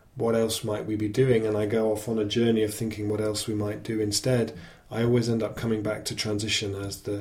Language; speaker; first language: English; native; English